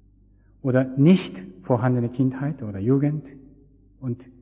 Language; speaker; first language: German; non-native, fluent; Japanese